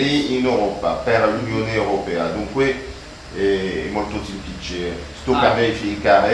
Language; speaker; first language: Italian; non-native, fluent; French